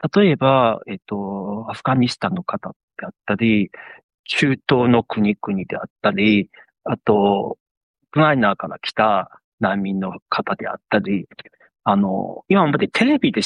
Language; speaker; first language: Japanese; non-native, fluent; Chinese